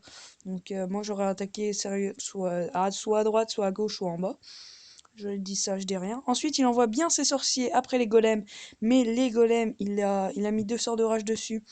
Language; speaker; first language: French; native; French